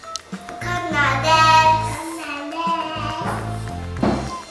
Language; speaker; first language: Japanese; early bilingual, heritage; Japanese